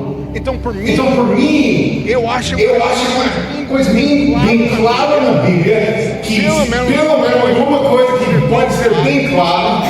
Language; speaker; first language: Portuguese; non-native, fluent; English